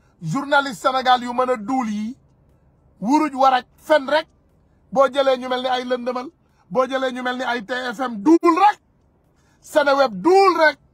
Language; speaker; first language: Wolof; non-native, local second language; Soninke